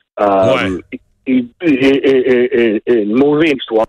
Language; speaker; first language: French; non-native, learner; English